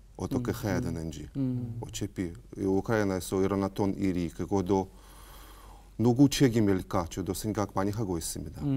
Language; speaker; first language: Korean; non-native, fluent; Ukrainian